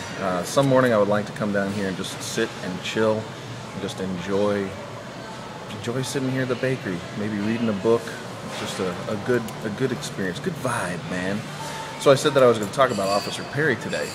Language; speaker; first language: English; native; English